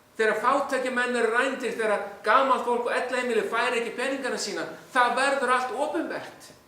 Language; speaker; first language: Icelandic; non-native, fluent; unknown